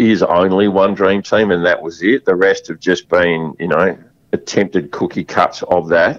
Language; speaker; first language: English; native; English